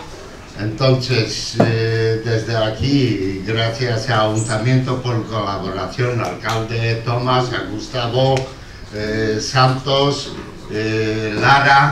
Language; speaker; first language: Spanish; non-native, learner; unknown